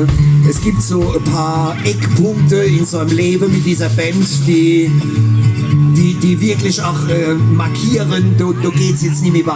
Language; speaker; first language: German; native; German